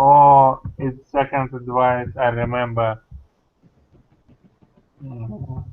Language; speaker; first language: English; non-native, learner; Russian